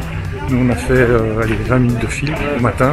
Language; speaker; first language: French; native; French